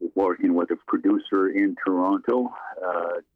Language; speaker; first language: English; non-native, fluent; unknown